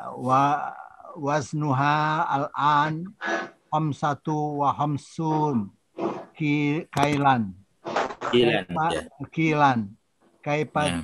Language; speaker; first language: Arabic; non-native, learner; Indonesian